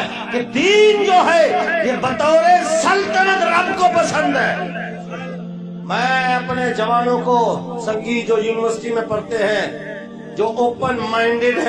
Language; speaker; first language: Urdu; native; Urdu